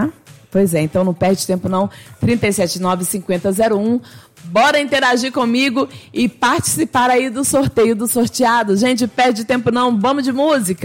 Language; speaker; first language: Portuguese; native; Portuguese